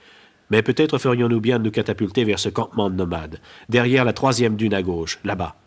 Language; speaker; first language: French; native; French